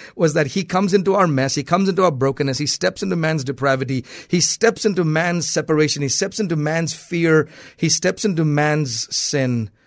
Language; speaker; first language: English; non-native, local second language; Malayalam